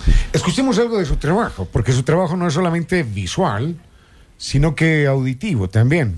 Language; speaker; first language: Spanish; native; Spanish